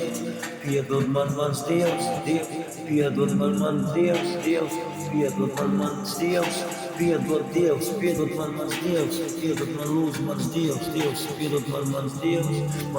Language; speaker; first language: Latvian; non-native, local second language; Russian